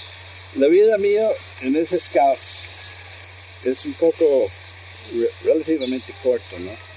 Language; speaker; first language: Spanish; non-native, fluent; English